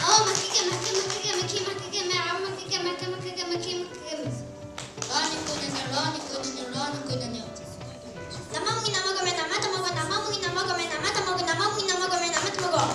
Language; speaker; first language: Japanese; non-native, learner; Mongolian